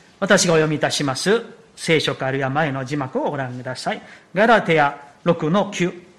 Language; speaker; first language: Japanese; non-native, fluent; Korean